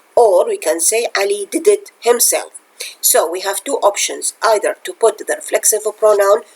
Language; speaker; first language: English; non-native, fluent; Arabic